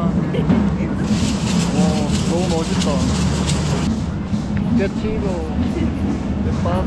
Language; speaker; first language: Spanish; non-native, learner; Korean